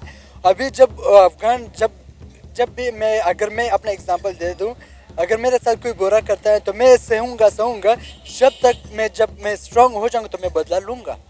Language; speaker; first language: Hindi; non-native, local second language; Pashto